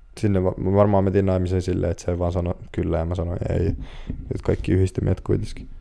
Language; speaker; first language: Finnish; early bilingual, other home language; Portuguese